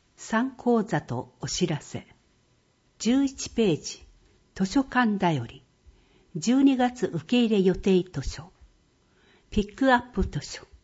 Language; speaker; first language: Japanese; native; Japanese